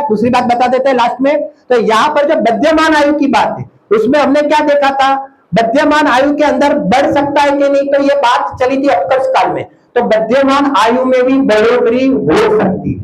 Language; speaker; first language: Hindi; non-native, local second language; Gujarati